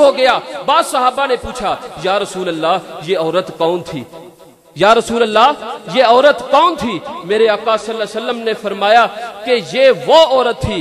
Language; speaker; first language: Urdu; non-native, local second language; Punjabi